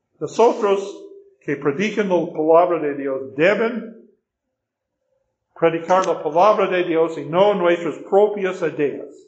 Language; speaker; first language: Spanish; non-native, fluent; English